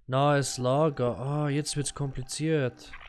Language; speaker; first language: German; native; German